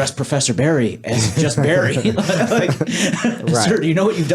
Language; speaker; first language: English; native; English